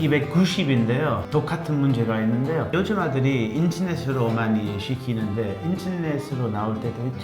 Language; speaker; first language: Korean; non-native, fluent; English